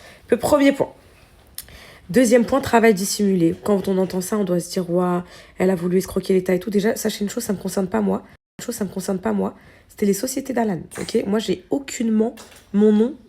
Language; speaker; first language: French; native; French